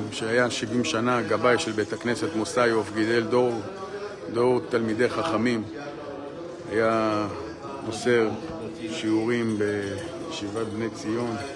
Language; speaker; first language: Hebrew; native; Hebrew